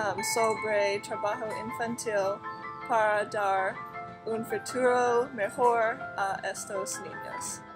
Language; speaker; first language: Spanish; non-native, learner; English